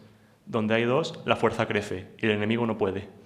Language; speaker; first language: Spanish; native; Spanish